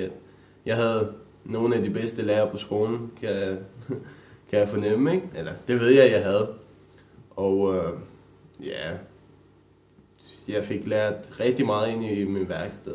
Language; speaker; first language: Danish; early bilingual, other home language; Romanian